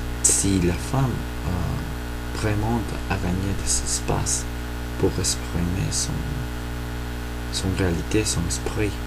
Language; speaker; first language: French; non-native, fluent; Spanish